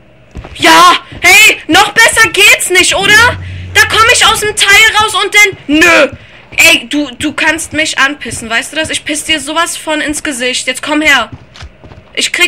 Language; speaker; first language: German; native; German